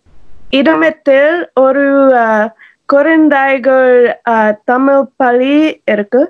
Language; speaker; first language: Tamil; non-native, learner; English